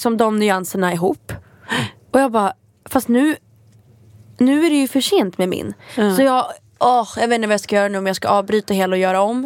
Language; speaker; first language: Swedish; native; Swedish